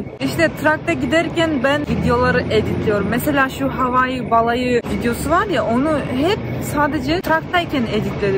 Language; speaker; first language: Turkish; non-native, fluent; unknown